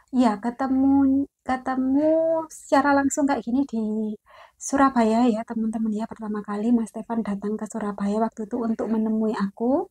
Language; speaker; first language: Indonesian; native; Indonesian